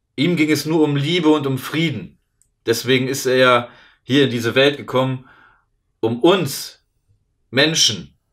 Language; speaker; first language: German; native; German